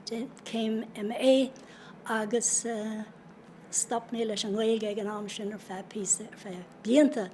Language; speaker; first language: Irish; non-native, local second language; English